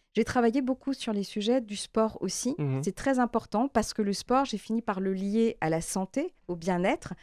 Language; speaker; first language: French; native; French